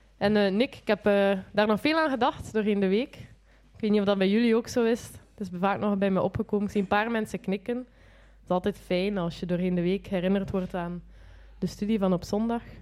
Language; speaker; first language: Dutch; native; Dutch